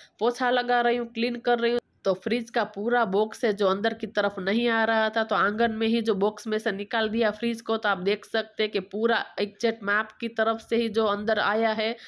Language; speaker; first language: Hindi; non-native, local second language; Gujarati